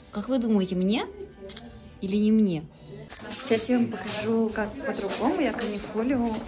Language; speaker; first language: Russian; native; Russian